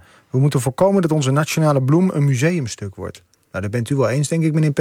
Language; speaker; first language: Dutch; native; Dutch